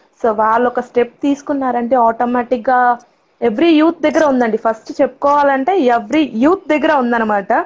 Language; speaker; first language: Telugu; non-native, local second language; Tamil